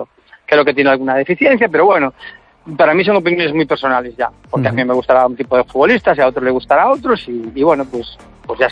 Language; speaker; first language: Spanish; native; Spanish